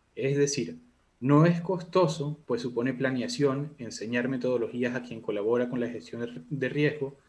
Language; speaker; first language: Spanish; native; Spanish